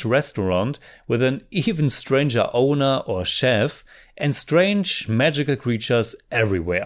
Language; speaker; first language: English; non-native, fluent; German